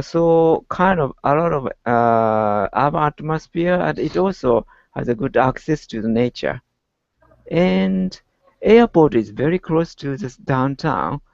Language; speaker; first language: English; non-native, learner; Japanese